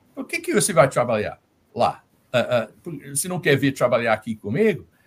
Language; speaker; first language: Portuguese; non-native, fluent; English